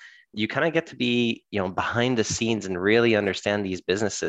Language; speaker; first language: English; early bilingual, other home language; French